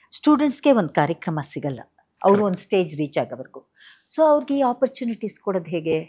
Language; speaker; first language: Kannada; native; Kannada